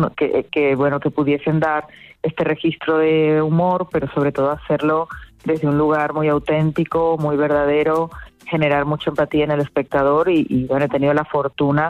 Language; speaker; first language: Spanish; native; Spanish